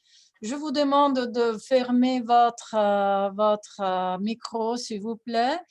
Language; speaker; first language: French; non-native, fluent; Italian